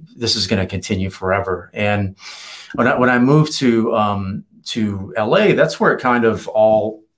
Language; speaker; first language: English; native; English